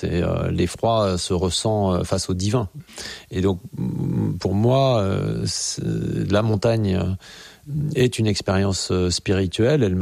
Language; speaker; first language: French; native; French